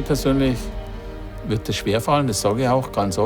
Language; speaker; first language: German; native; German